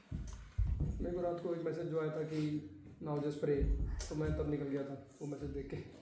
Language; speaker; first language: Hindi; native; Hindi